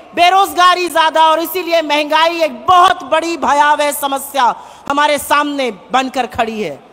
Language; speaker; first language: Hindi; native; Hindi